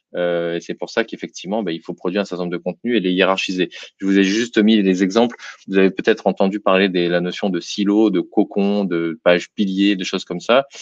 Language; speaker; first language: French; native; French